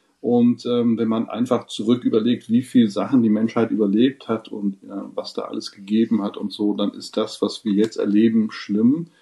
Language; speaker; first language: German; non-native, fluent; English